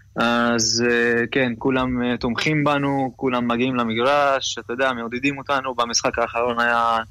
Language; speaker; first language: Hebrew; non-native, local second language; Arabic